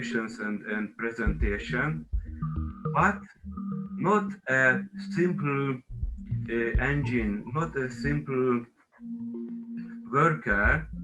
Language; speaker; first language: English; non-native, learner; Hungarian